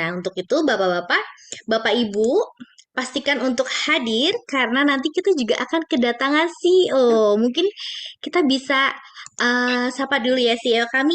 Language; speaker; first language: Indonesian; native; Indonesian